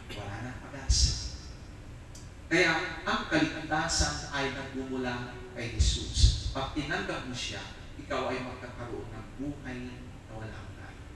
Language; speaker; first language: Filipino; non-native, local second language; Iloko